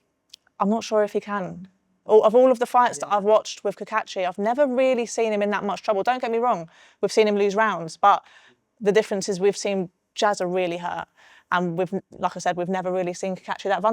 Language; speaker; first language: English; native; English